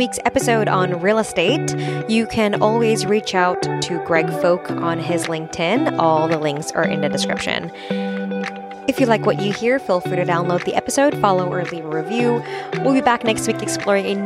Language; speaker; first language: English; native; English